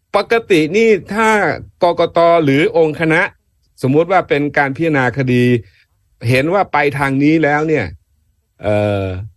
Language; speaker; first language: Thai; native; Thai